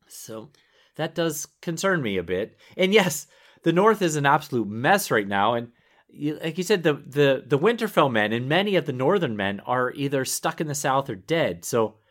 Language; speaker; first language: English; native; English